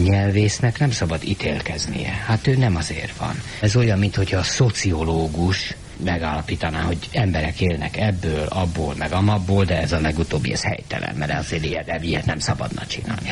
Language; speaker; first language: Hungarian; native; Hungarian